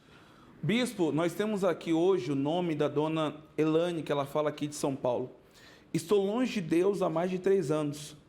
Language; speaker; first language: Portuguese; native; Portuguese